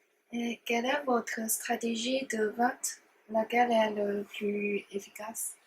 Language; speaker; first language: French; non-native, learner; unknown